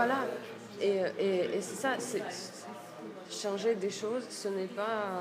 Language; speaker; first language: French; non-native, fluent; Russian